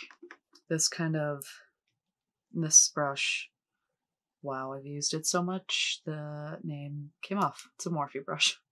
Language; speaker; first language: English; native; English